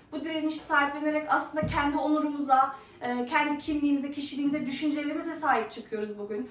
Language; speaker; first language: Turkish; early bilingual, heritage; Turkish